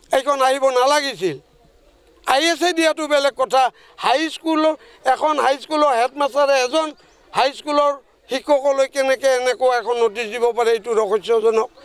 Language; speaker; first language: Assamese; native; Assamese